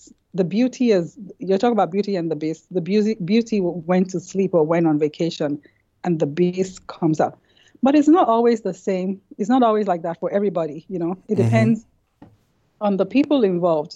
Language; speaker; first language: English; non-native, local second language; Yoruba